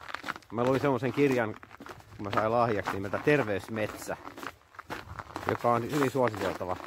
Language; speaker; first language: Finnish; native; Finnish